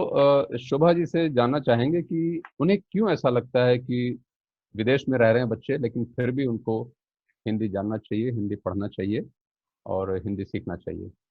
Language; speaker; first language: Hindi; native; Hindi